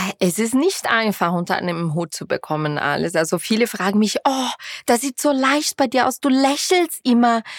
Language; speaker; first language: German; non-native, fluent; Portuguese